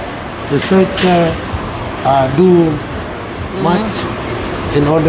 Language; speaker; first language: English; non-native, learner; Indonesian